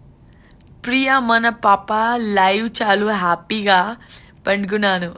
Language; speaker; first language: Telugu; non-native, learner; Gujarati